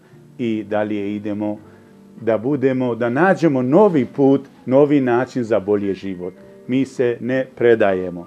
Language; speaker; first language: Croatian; non-native, fluent; Persian